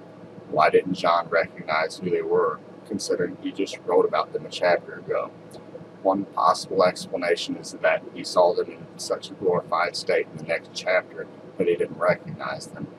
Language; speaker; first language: English; native; English